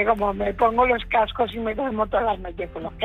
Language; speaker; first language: Spanish; native; Spanish